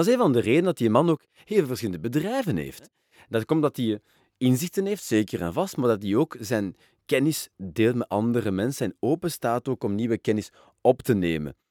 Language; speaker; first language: Dutch; non-native, local second language; French